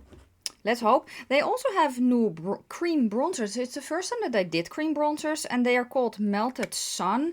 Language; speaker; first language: English; non-native, fluent; Dutch